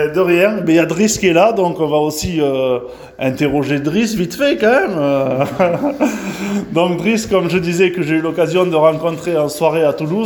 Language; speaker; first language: French; native; French